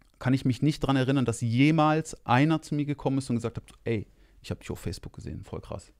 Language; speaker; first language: German; native; German